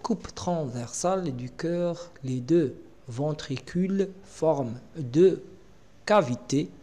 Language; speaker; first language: French; non-native, local second language; Arabic